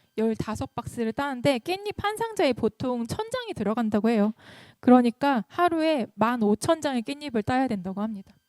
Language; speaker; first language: Korean; native; Korean